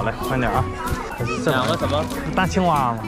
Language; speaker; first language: Chinese; native; Chinese